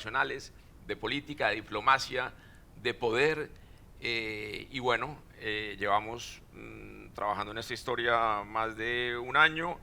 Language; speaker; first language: Spanish; native; Spanish